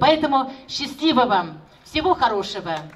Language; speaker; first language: Russian; non-native, local second language; Kazakh